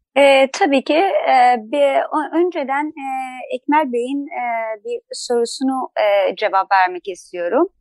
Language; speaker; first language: Turkish; non-native, fluent; Persian